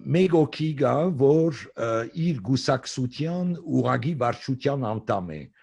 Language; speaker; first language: Armenian; early bilingual, heritage; Armenian